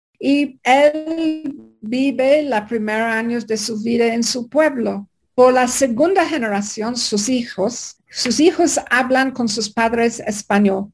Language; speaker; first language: Spanish; non-native, learner; English